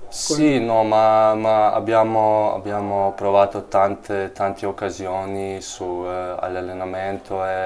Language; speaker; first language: Italian; non-native, learner; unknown